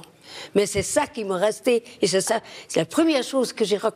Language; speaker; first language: French; non-native, fluent; German